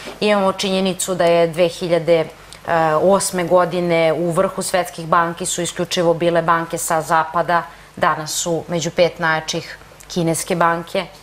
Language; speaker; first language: Serbian; native; Serbian